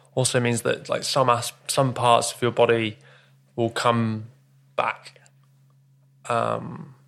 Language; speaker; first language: English; native; English